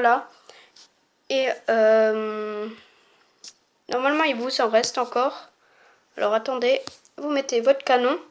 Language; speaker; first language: French; native; French